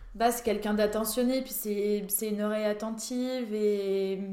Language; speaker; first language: French; native; French